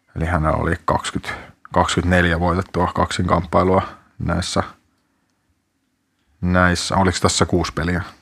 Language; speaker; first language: Finnish; native; Finnish